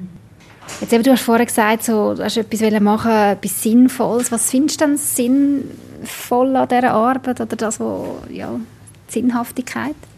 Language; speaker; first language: German; native; German